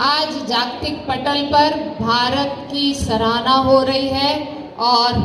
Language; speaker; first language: Hindi; non-native, local second language; Marathi